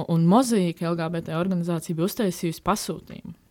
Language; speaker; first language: Latvian; native; Latvian